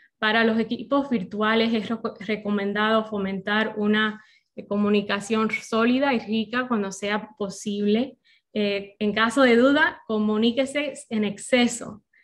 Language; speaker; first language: Spanish; non-native, fluent; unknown